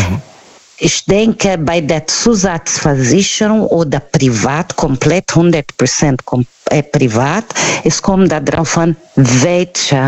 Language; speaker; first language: German; non-native, fluent; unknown